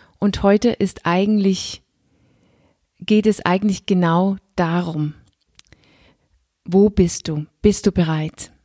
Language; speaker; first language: German; non-native, fluent; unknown